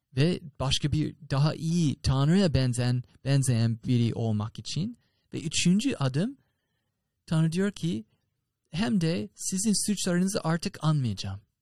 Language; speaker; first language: Turkish; non-native, fluent; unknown